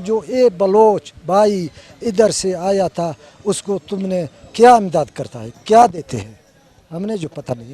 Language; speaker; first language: Hindi; non-native, local second language; Baluchi